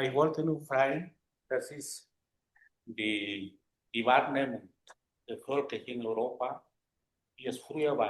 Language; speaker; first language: German; non-native, fluent; Spanish